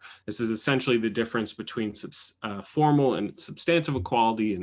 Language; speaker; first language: English; native; English